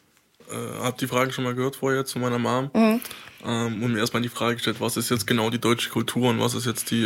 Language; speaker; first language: German; native; German